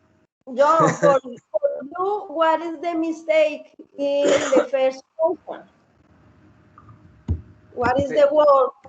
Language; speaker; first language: English; non-native, learner; Spanish